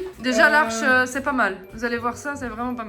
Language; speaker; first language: French; native; French